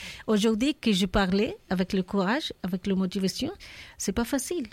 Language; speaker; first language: French; non-native, learner; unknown